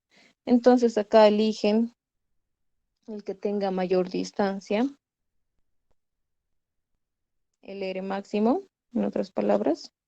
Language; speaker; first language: Spanish; native; Spanish